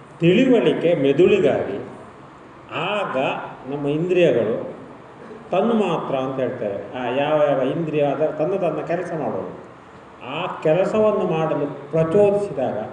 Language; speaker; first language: Kannada; native; Kannada